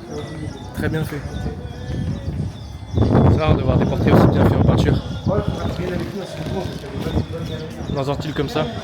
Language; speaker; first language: French; native; French